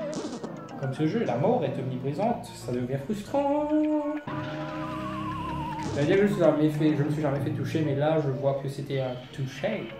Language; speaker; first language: French; non-native, local second language; Morisyen